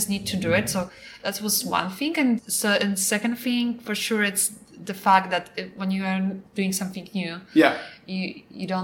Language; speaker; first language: English; non-native, fluent; Polish